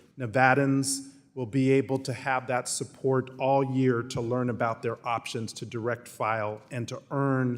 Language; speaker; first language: English; native; English